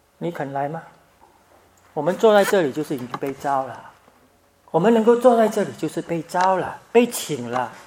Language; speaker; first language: Chinese; native; Chinese